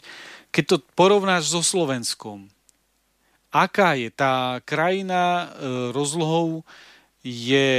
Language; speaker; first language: Slovak; native; Slovak